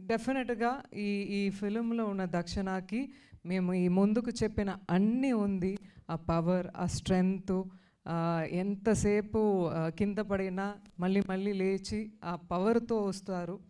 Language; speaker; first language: Telugu; non-native, fluent; Tamil